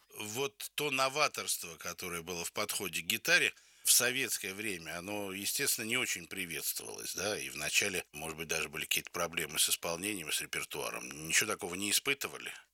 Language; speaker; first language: Russian; native; Russian